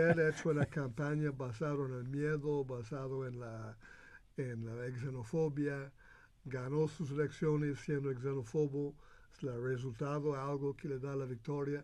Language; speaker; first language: Spanish; non-native, fluent; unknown